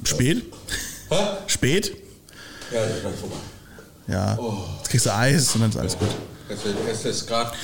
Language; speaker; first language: German; native; German